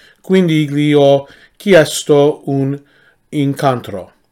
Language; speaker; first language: Italian; non-native, learner; English